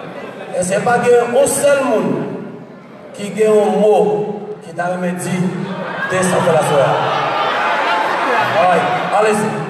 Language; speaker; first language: French; non-native, local second language; Haitian Creole